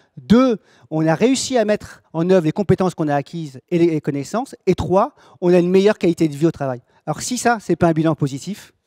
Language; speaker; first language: French; native; French